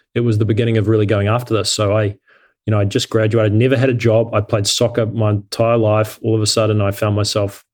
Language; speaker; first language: English; native; English